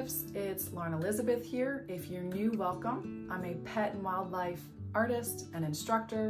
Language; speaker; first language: English; native; English